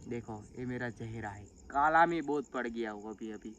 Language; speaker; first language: Hindi; non-native, local second language; Gujarati